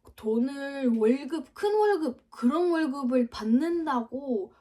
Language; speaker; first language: Korean; non-native, fluent; Ukrainian